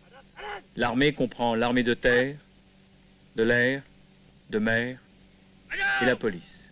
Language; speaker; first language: French; native; French